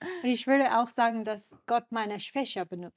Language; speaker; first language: German; non-native, learner; English